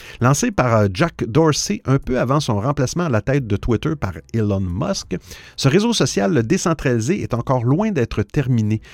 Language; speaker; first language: French; native; French